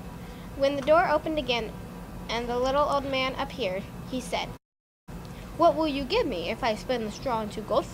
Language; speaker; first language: English; native; English